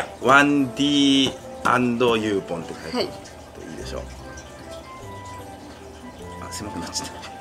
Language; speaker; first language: Japanese; native; Japanese